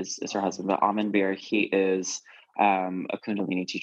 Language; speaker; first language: English; native; English